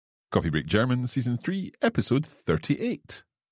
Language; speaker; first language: English; native; English